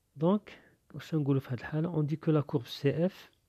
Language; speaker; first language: French; non-native, local second language; Arabic